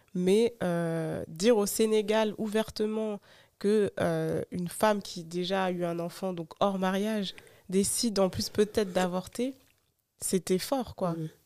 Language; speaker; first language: French; early bilingual, other home language; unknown